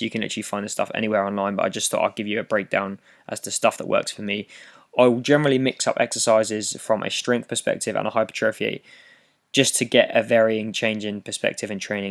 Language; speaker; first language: English; native; English